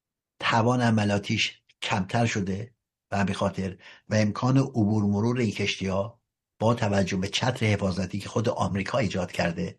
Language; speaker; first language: Persian; native; Persian